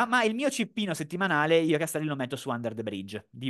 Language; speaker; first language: Italian; native; Italian